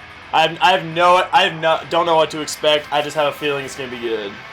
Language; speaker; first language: English; native; English